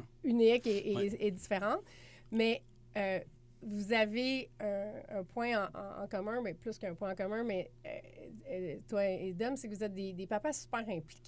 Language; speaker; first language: French; native; French